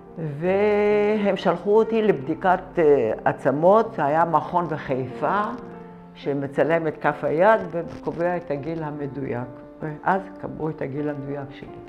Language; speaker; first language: Hebrew; early bilingual, other home language; Arabic